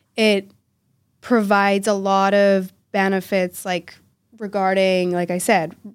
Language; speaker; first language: English; native; English